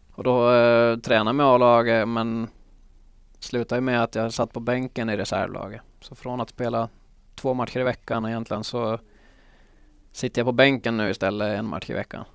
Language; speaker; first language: Swedish; native; Swedish